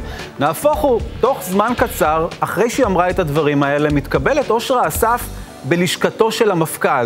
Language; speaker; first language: Hebrew; native; Hebrew